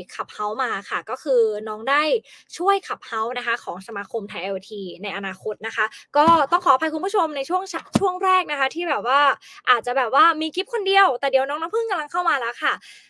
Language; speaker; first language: Thai; native; Thai